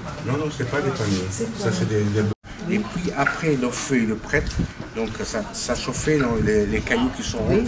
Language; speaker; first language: French; non-native, fluent; Arabic